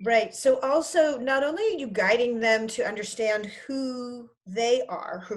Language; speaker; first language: English; native; English